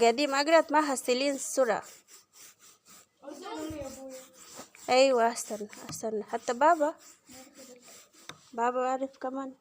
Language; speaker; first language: Arabic; non-native, learner; Bangla